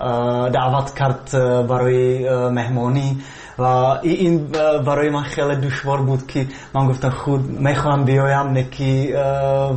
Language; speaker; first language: Persian; non-native, fluent; Czech